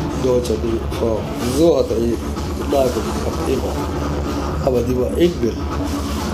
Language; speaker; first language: German; non-native, learner; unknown